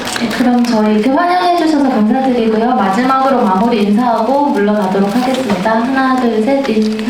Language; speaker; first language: Korean; native; Korean